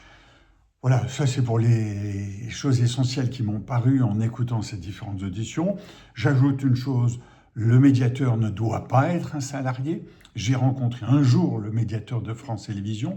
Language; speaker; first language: French; native; French